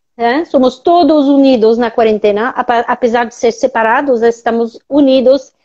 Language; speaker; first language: Portuguese; non-native, fluent; French